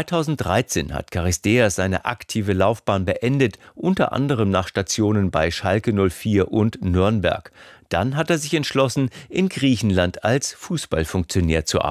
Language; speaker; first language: German; native; German